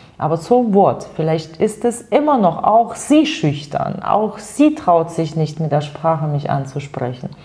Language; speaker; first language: German; non-native, fluent; Russian